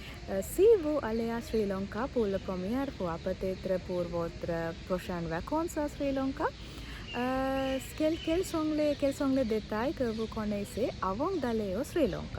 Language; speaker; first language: French; non-native, learner; Sinhala